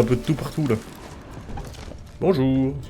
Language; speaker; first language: French; native; French